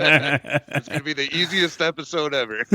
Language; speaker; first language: English; native; English